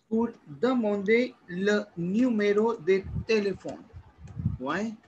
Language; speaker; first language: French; non-native, fluent; Hindi